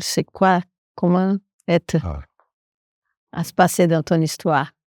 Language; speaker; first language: French; non-native, fluent; Portuguese